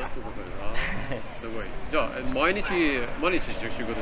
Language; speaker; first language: Japanese; non-native, learner; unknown